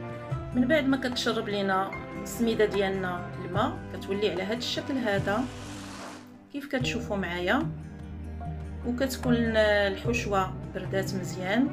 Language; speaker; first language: Arabic; native; Arabic